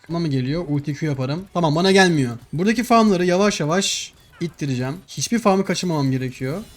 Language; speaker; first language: Turkish; native; Turkish